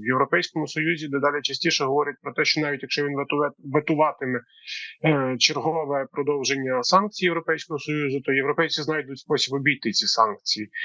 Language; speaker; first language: Ukrainian; native; Ukrainian